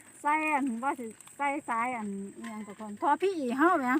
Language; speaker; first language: Thai; native; Thai